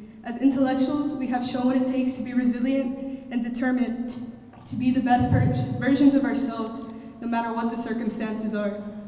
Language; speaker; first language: English; early bilingual, other home language; Spanish